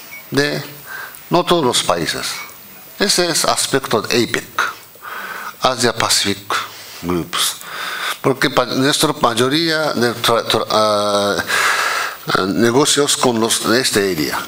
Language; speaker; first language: Spanish; non-native, fluent; Japanese